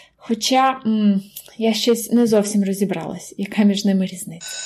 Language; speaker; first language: Ukrainian; native; Ukrainian